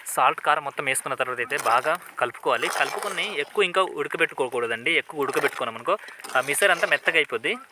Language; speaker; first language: Telugu; native; Telugu